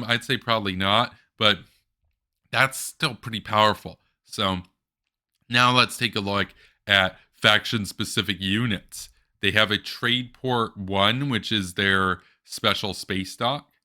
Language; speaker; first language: English; native; English